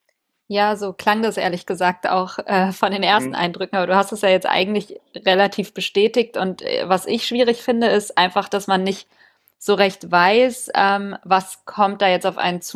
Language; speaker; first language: German; native; German